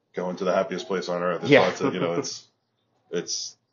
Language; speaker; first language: English; native; English